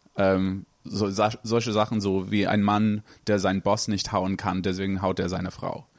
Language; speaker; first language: German; non-native, fluent; English